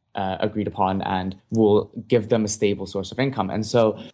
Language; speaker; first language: English; non-native, local second language; Cantonese